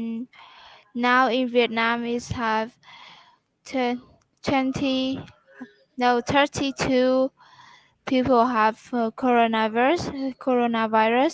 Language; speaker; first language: English; non-native, learner; Vietnamese